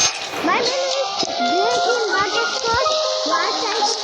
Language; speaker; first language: English; non-native, learner; Bangla